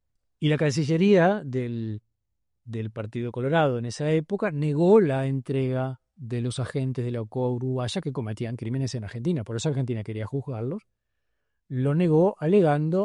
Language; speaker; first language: Spanish; native; Spanish